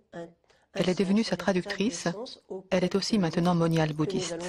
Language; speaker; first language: French; native; French